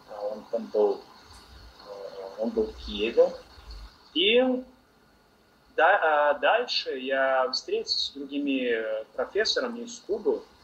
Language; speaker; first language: Russian; non-native, learner; Portuguese